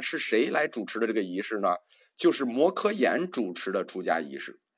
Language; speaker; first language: Chinese; native; Chinese